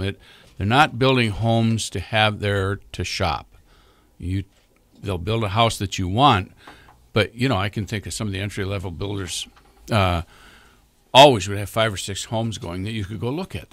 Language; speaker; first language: English; native; English